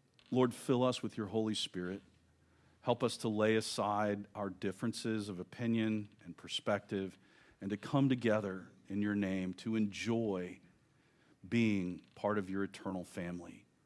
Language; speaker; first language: English; native; English